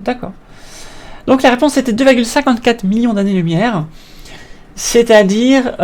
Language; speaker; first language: French; native; French